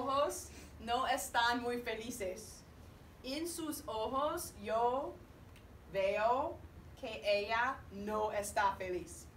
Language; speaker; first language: Spanish; non-native, fluent; English